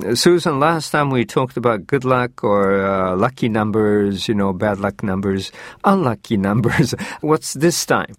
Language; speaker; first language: English; non-native, fluent; Japanese